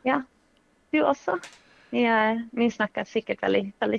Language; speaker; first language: Norwegian; non-native, fluent; English